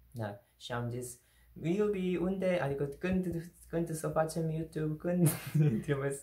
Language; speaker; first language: Romanian; non-native, learner; Korean